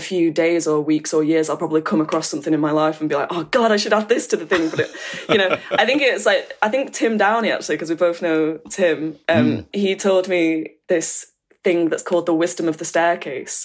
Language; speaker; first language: English; native; English